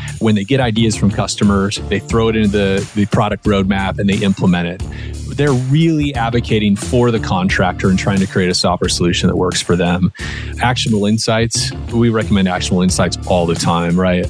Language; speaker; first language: English; native; English